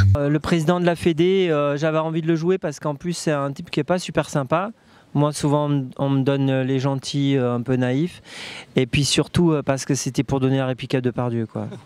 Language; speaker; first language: French; native; French